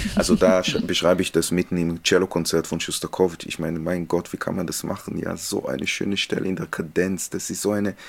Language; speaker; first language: German; non-native, fluent; Hebrew